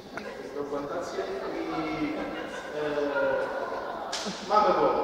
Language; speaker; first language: Polish; non-native, learner; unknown